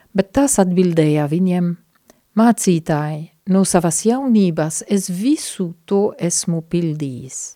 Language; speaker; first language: Latvian; non-native, fluent; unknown